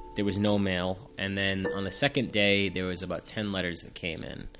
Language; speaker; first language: English; native; English